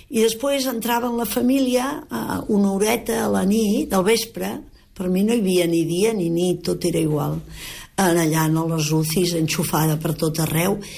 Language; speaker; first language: Catalan; native; Catalan